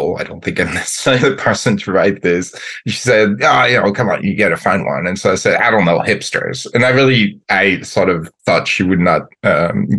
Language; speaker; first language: English; non-native, fluent; French